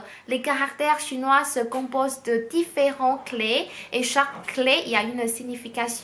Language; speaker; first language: French; non-native, fluent; Chinese